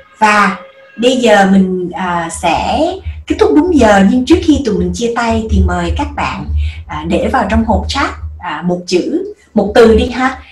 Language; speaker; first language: Vietnamese; native; Vietnamese